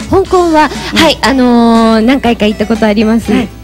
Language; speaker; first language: Japanese; native; Japanese